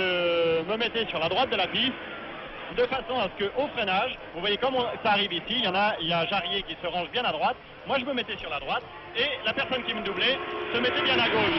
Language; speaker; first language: French; native; French